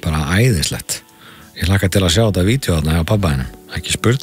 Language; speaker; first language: Icelandic; native; Icelandic